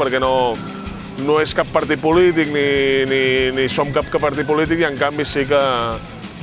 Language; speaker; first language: Catalan; native; Catalan